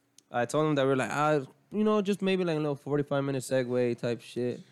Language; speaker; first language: English; early bilingual, other home language; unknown